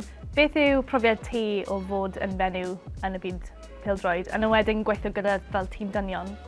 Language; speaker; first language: Welsh; non-native, local second language; English